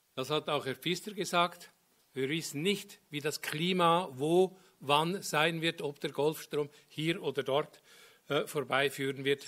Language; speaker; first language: German; native; German